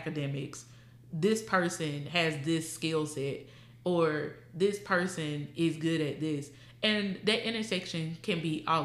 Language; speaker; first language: English; native; English